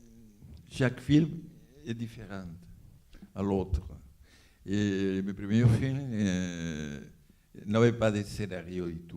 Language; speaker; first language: French; non-native, fluent; Spanish